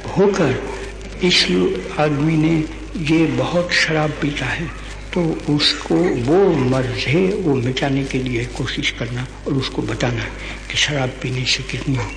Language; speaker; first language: Hindi; non-native, local second language; Gujarati